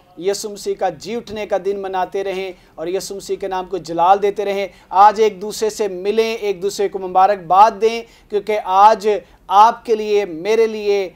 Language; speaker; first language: Urdu; non-native, local second language; Punjabi